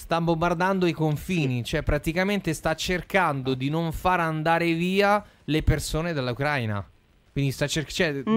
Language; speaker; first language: Italian; native; Italian